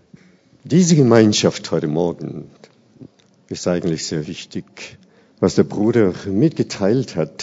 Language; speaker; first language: German; non-native, fluent; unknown